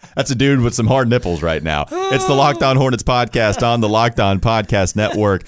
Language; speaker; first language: English; native; English